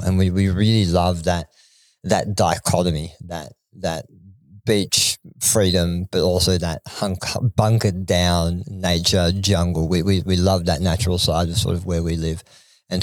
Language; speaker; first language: English; native; English